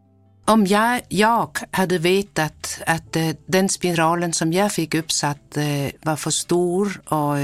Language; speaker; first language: Swedish; non-native, fluent; Kalaallisut